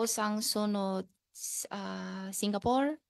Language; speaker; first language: Filipino; non-native, learner; Chinese